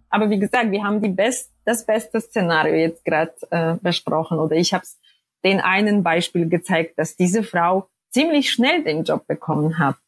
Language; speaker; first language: German; non-native, fluent; Polish